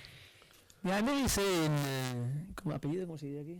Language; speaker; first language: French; non-native, learner; Spanish